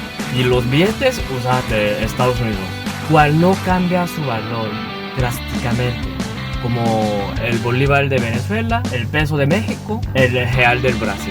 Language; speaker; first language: Spanish; non-native, learner; Korean